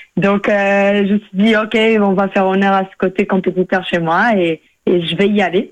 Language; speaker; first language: French; non-native, fluent; Portuguese